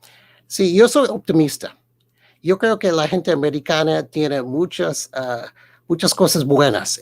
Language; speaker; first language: Spanish; early bilingual, heritage; Spanish